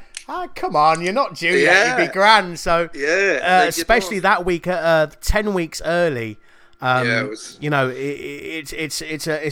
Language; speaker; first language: English; native; English